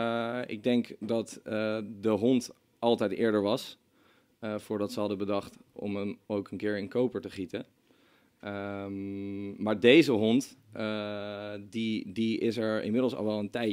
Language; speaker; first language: Dutch; native; Dutch